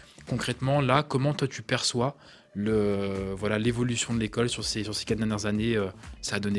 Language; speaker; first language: French; native; French